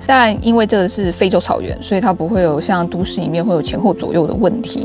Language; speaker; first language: Chinese; native; Chinese